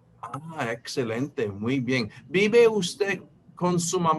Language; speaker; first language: Spanish; non-native, fluent; English